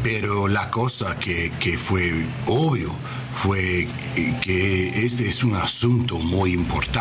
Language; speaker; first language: Spanish; non-native, learner; English